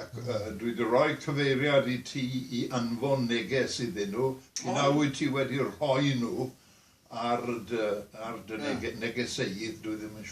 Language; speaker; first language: Welsh; native; Welsh